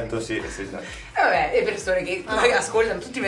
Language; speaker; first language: Italian; native; Italian